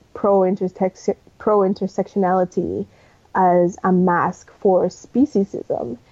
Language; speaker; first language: English; early bilingual, other home language; Spanish